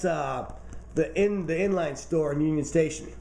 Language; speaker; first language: English; native; English